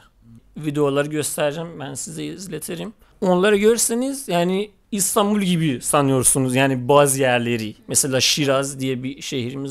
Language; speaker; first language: Turkish; non-native, fluent; Persian